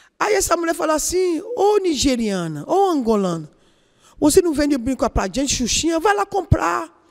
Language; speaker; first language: Portuguese; non-native, learner; Yoruba